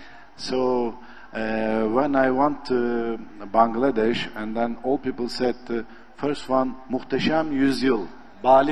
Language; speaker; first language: English; non-native, learner; Turkish